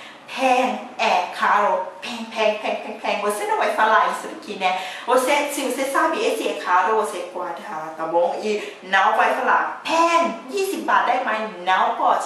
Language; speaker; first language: Portuguese; non-native, learner; Thai